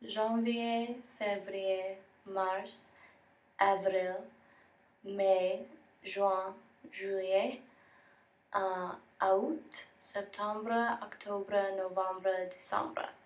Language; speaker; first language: French; non-native, learner; English